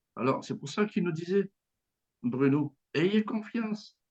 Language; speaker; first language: French; native; French